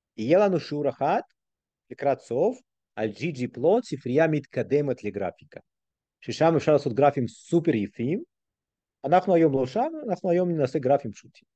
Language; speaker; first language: Hebrew; non-native, fluent; Russian